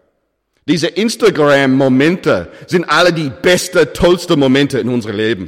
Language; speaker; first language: German; non-native, fluent; English